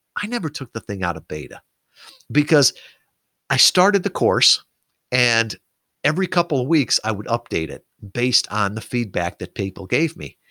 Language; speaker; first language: English; native; English